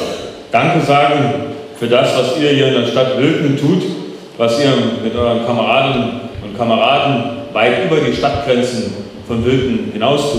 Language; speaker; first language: German; native; German